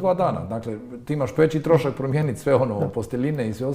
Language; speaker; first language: Croatian; native; Croatian